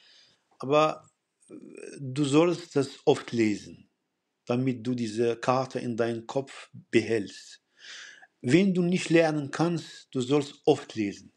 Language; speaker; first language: German; non-native, fluent; Arabic